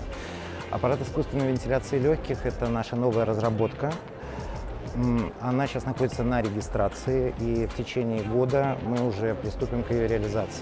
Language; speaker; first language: Russian; native; Russian